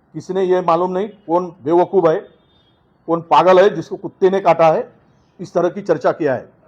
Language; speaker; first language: Hindi; non-native, local second language; Marathi